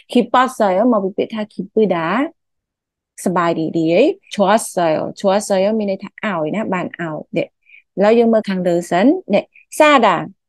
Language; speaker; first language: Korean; non-native, fluent; Khmer